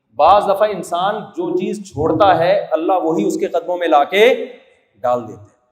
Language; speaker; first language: Urdu; native; Urdu